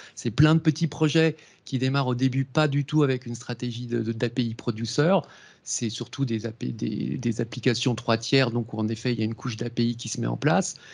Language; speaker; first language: French; native; French